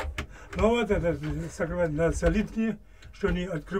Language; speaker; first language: Russian; non-native, learner; German